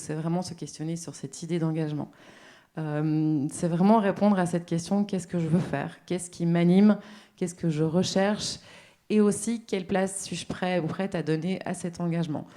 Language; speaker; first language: French; native; French